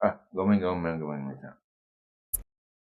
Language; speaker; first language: Japanese; non-native, learner; Indonesian